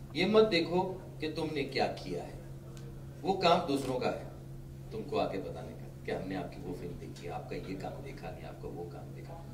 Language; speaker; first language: Hindi; non-native, local second language; Marathi